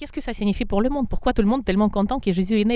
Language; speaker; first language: French; non-native, fluent; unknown